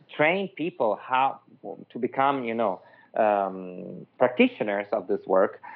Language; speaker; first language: English; non-native, fluent; Italian